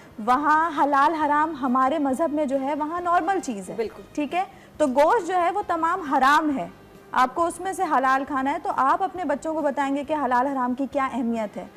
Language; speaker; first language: Urdu; native; Urdu